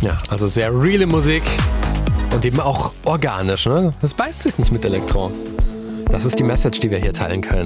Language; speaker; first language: German; native; German